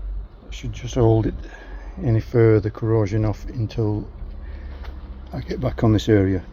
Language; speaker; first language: English; native; English